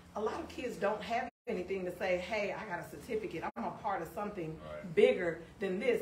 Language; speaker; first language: English; native; English